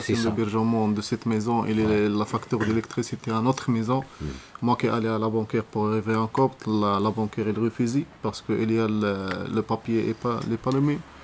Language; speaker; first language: French; non-native, learner; Arabic